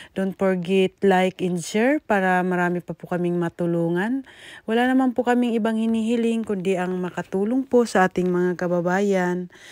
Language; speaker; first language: Filipino; non-native, local second language; Hiligaynon